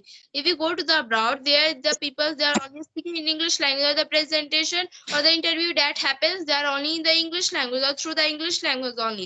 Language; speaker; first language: English; non-native, learner; Hindi